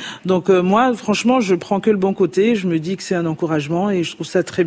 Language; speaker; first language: French; non-native, local second language; Fon